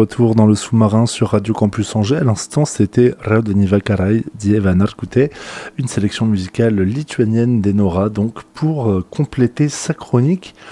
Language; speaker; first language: French; native; French